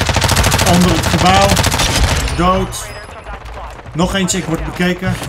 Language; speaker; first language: Dutch; early bilingual, other home language; Turkish